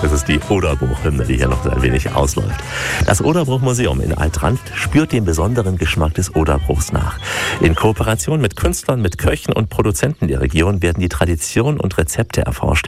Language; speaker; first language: German; native; German